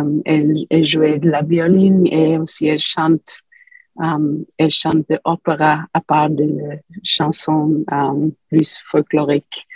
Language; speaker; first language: French; non-native, fluent; English